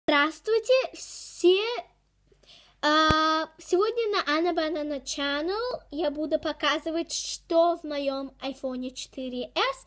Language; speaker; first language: Russian; early bilingual, heritage; Russian